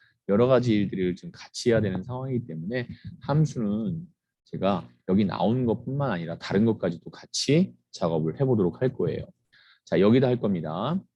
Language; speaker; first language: Korean; native; Korean